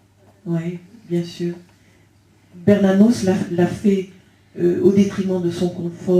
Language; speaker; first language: French; early bilingual, other home language; Spanish